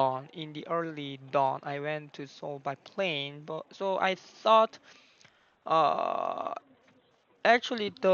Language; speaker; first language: English; non-native, learner; Korean